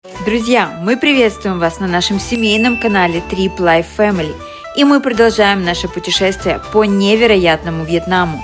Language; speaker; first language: Russian; native; Russian